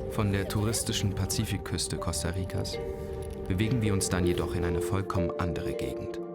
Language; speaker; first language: German; native; German